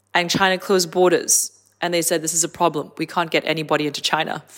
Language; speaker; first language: English; non-native, local second language; Cantonese